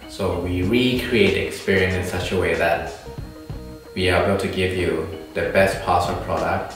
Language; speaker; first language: English; non-native, fluent; Thai